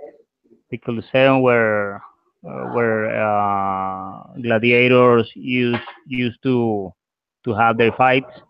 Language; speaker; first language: English; non-native, learner; Spanish